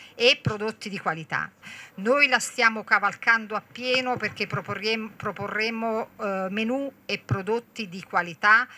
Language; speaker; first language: Italian; native; Italian